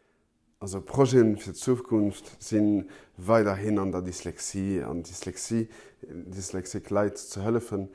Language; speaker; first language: German; non-native, local second language; Luxembourgish